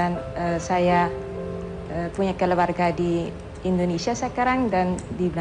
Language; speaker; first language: Indonesian; non-native, learner; Dutch